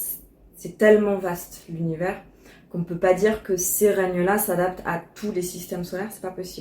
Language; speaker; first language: French; native; French